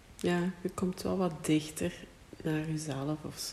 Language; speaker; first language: Dutch; native; Dutch